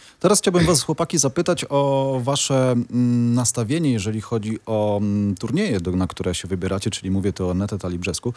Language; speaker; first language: Polish; native; Polish